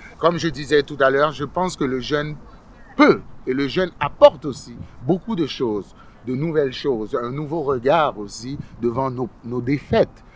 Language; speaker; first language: French; early bilingual, other home language; Haitian Creole